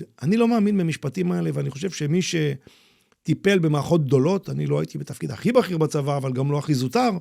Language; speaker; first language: Hebrew; native; Hebrew